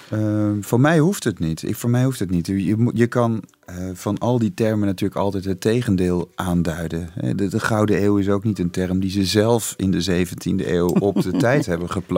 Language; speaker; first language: Dutch; native; Dutch